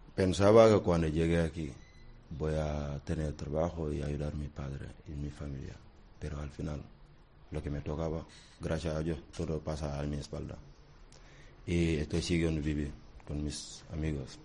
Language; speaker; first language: Spanish; non-native, learner; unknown